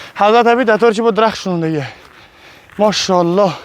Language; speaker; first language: Arabic; non-native, learner; Tajik